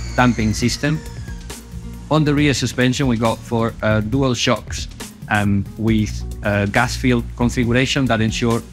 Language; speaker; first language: English; non-native, fluent; Spanish